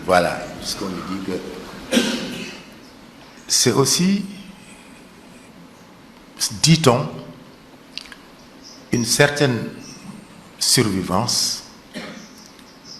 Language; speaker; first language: French; non-native, local second language; Wolof